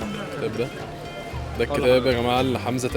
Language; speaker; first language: Arabic; native; Arabic